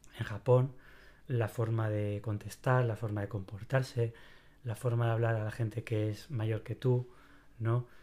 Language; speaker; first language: Spanish; native; Spanish